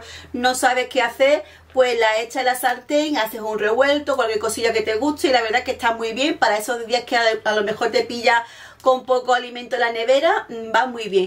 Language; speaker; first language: Spanish; native; Spanish